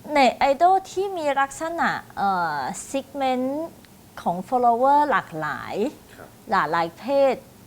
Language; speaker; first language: Thai; early bilingual, other home language; Chinese